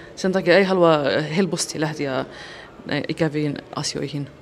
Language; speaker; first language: Finnish; non-native, fluent; Arabic